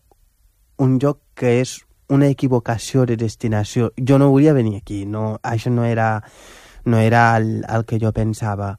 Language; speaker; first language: Catalan; non-native, fluent; Wolof